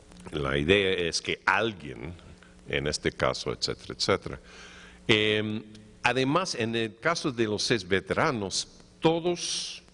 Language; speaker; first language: Spanish; non-native, fluent; English